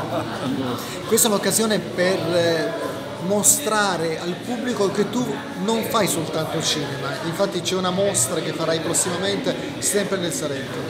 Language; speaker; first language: Italian; native; Italian